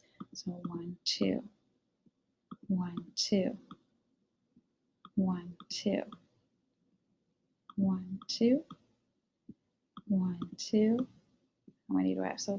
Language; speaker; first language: English; native; English